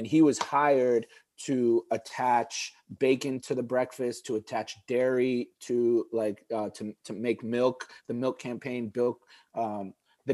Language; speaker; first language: English; early bilingual, other home language; Arabic